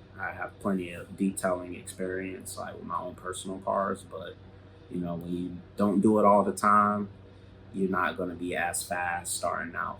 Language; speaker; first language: English; native; English